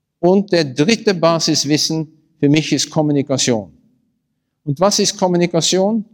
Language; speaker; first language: German; non-native, learner; Norwegian